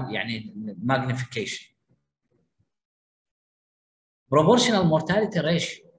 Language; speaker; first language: Arabic; native; Arabic